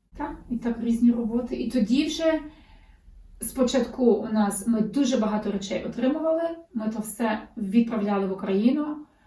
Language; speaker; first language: Ukrainian; early bilingual, heritage; Ukrainian